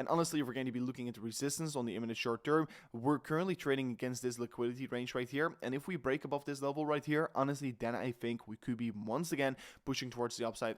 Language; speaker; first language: English; non-native, fluent; Dutch